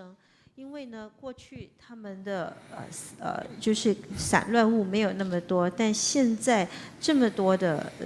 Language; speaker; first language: Chinese; native; Chinese